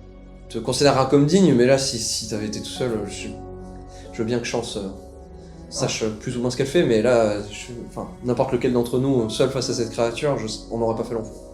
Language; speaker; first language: French; native; French